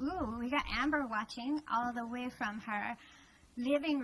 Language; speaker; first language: English; native; English